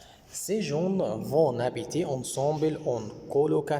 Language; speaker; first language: French; non-native, fluent; Arabic